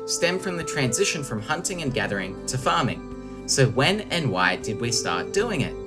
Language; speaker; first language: English; native; English